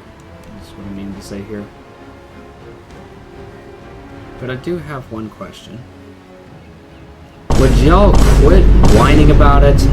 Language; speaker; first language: English; native; English